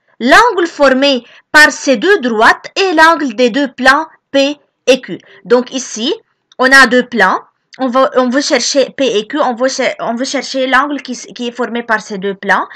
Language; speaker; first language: French; non-native, local second language; Arabic